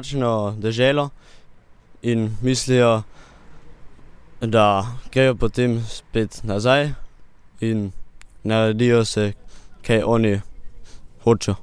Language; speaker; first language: Slovenian; non-native, local second language; German